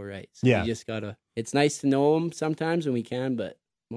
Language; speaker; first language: English; native; English